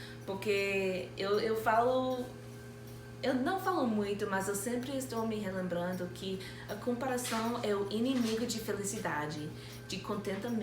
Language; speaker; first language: Portuguese; non-native, fluent; English